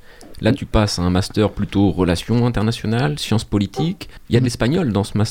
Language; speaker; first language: French; native; French